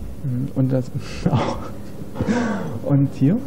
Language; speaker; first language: German; native; German